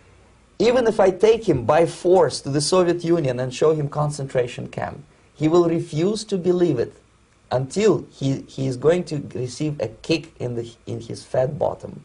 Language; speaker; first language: English; non-native, fluent; Russian